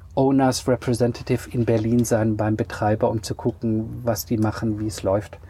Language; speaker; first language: German; native; German